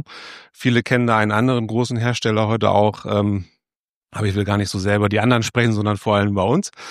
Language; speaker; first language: German; native; German